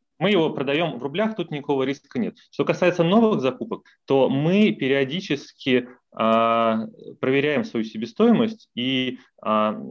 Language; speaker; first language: Russian; native; Russian